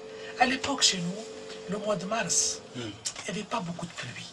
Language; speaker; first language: French; non-native, local second language; Arabic